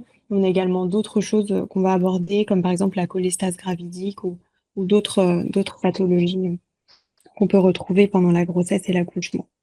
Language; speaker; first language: French; native; French